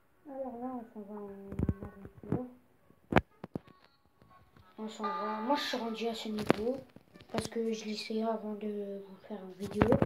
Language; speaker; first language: French; native; French